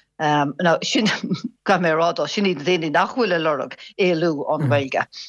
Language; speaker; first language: Irish; non-native, local second language; English